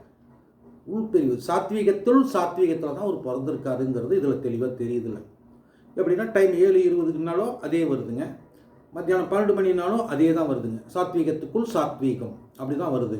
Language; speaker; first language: Tamil; native; Tamil